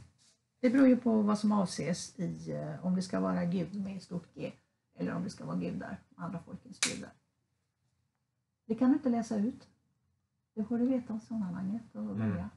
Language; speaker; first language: Swedish; native; Swedish